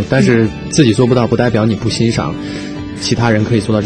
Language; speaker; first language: Chinese; native; Chinese